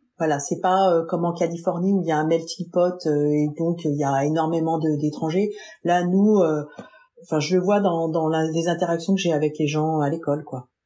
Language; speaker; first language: French; native; French